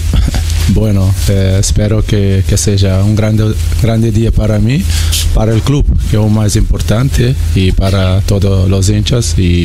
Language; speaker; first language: Spanish; non-native, learner; Portuguese